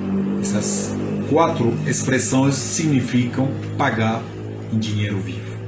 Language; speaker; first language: Portuguese; non-native, fluent; French